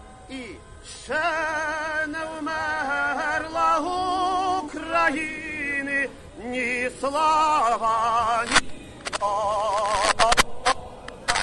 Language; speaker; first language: Ukrainian; native; Ukrainian